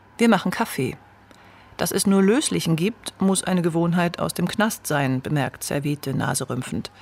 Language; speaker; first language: German; native; German